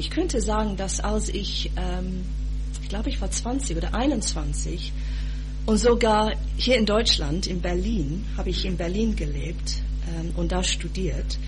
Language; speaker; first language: German; non-native, fluent; English